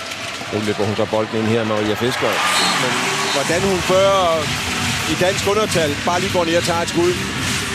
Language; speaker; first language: Danish; native; Danish